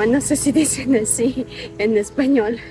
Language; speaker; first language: Spanish; non-native, fluent; Ukrainian